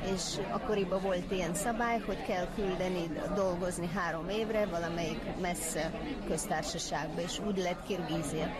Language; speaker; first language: Hungarian; non-native, fluent; Uyghur